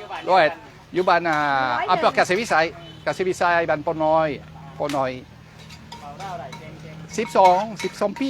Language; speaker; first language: Thai; non-native, learner; French